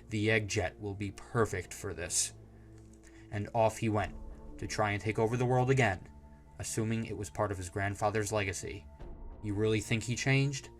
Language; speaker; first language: English; native; English